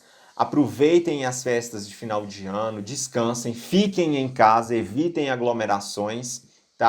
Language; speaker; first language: Portuguese; native; Portuguese